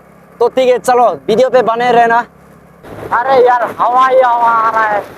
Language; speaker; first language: Hindi; non-native, local second language; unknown